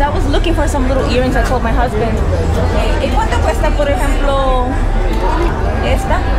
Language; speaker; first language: Spanish; non-native, learner; English